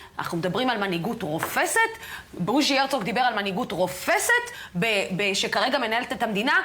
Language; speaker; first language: Hebrew; non-native, local second language; Arabic